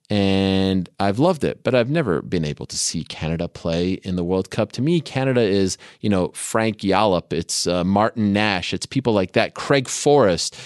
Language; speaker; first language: English; native; English